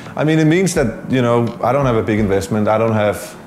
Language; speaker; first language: English; non-native, fluent; Danish